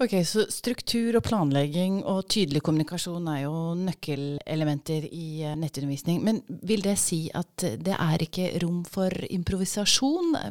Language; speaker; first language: Norwegian; native; Norwegian